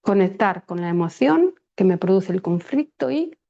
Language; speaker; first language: Spanish; native; Spanish